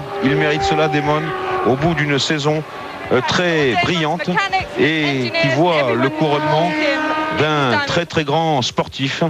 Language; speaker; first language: French; native; French